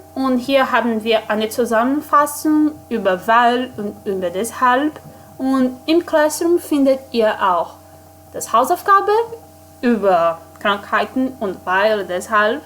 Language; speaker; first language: German; non-native, fluent; Portuguese